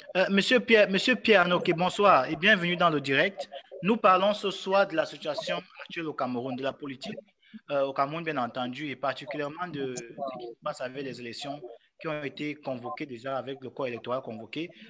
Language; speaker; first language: French; native; French